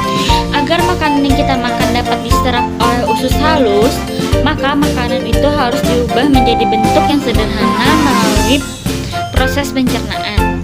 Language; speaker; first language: Indonesian; native; Indonesian